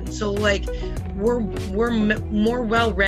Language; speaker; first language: English; native; English